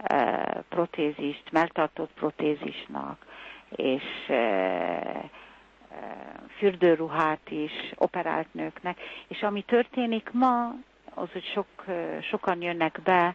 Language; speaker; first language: Hungarian; early bilingual, heritage; Hungarian